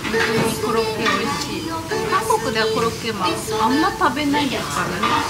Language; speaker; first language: Japanese; non-native, fluent; Korean